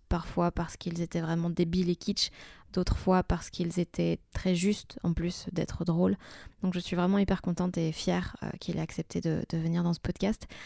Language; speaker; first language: French; native; French